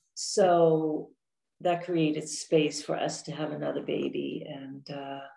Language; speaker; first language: English; non-native, fluent; Dutch